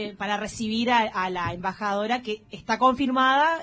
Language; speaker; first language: Spanish; native; Spanish